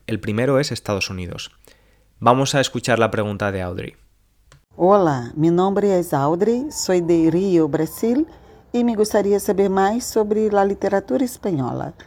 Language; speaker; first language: Spanish; native; Spanish